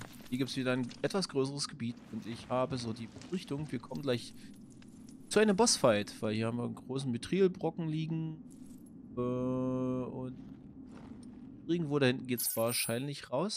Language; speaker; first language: German; native; German